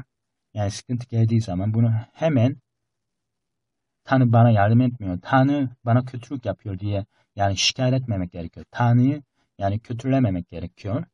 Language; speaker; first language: Turkish; non-native, fluent; Korean